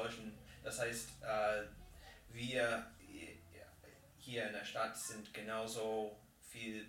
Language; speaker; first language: German; non-native, fluent; English